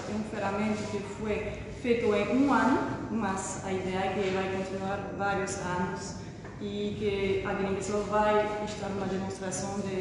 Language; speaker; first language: Portuguese; non-native, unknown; French